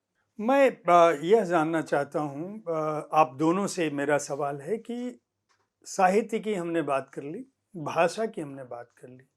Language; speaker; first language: Hindi; native; Hindi